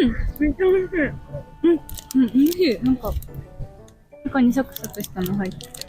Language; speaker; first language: Japanese; native; Japanese